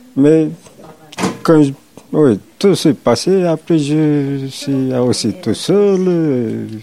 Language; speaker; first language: French; non-native, learner; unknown